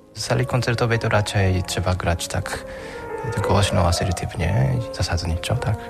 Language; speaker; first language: Polish; non-native, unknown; Japanese